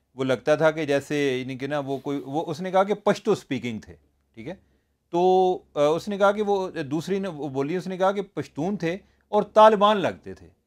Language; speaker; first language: Urdu; non-native, local second language; Punjabi